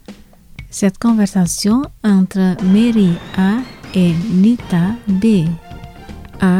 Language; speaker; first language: French; non-native, fluent; Indonesian